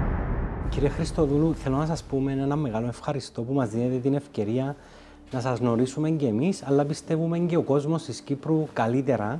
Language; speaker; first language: Greek; native; Greek